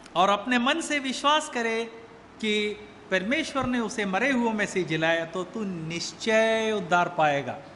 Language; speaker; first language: Hindi; native; Hindi